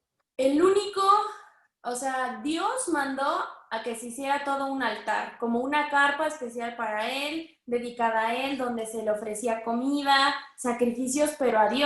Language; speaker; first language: Spanish; native; Spanish